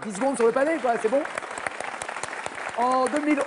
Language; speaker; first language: French; native; French